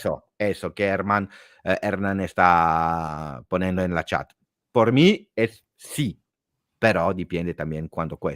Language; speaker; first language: Spanish; non-native, fluent; Italian